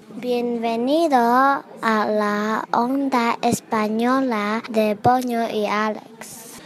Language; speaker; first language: Spanish; non-native, fluent; Chinese